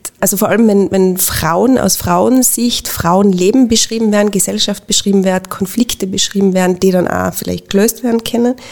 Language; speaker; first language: German; native; German